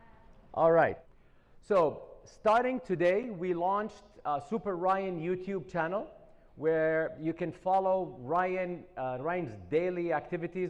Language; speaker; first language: English; non-native, fluent; Arabic